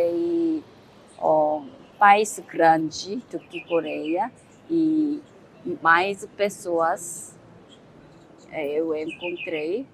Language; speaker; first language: Portuguese; non-native, learner; Korean